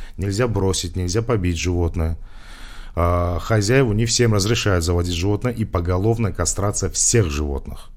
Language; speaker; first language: Russian; non-native, local second language; Tajik